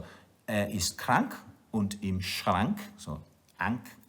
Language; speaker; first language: German; non-native, learner; Welsh